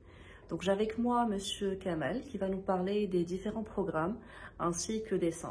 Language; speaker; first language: French; non-native, local second language; Arabic